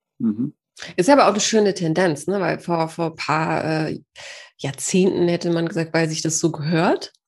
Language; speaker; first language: German; early bilingual, other home language; Polish